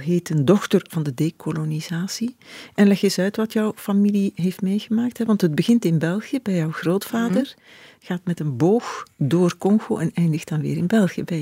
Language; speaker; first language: Dutch; native; Dutch